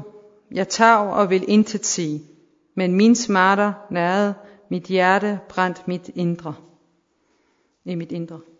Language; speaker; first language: Danish; non-native, fluent; Persian